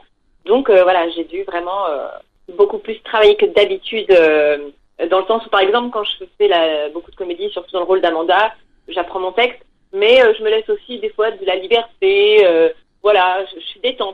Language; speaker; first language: French; native; French